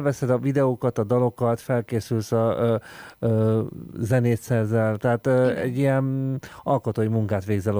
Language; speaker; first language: Hungarian; native; Hungarian